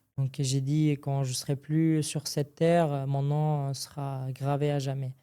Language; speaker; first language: French; non-native, fluent; Arabic